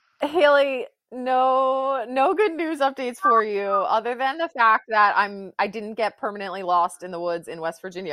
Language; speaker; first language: English; native; English